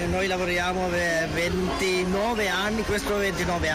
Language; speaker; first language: Italian; non-native, learner; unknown